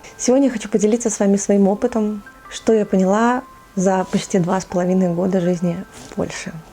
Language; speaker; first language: Russian; native; Russian